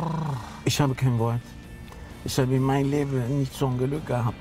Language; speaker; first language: German; non-native, learner; Italian